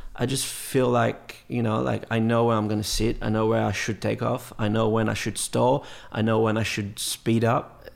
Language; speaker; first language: English; non-native, fluent; French